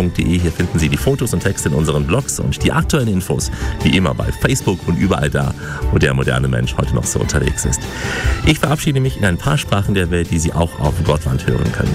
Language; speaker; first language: German; native; German